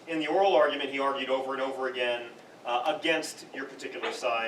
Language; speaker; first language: English; native; English